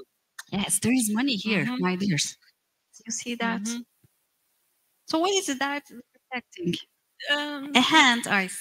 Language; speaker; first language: English; non-native, fluent; Turkish